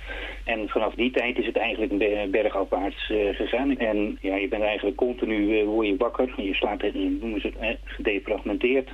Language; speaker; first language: Dutch; native; Dutch